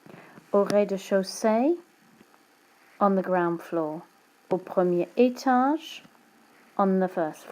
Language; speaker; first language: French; non-native, fluent; English